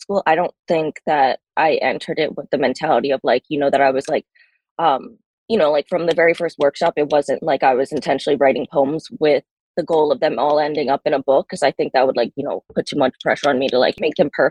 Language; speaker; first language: English; native; English